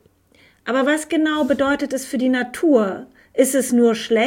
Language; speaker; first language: German; native; German